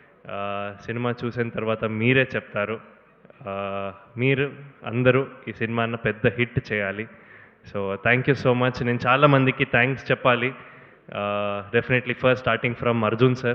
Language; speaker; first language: Telugu; non-native, learner; Kannada